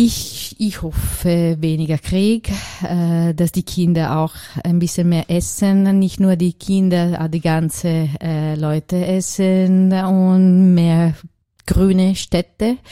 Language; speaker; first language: German; non-native, learner; Italian